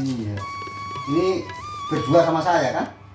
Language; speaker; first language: Indonesian; non-native, local second language; Javanese